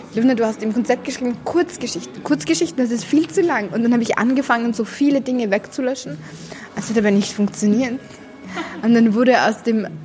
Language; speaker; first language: German; early bilingual, heritage; Arabic